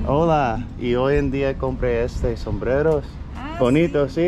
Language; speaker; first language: Spanish; non-native, learner; English